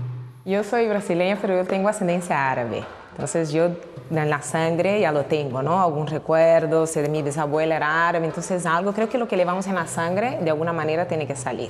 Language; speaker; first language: Spanish; non-native, fluent; Portuguese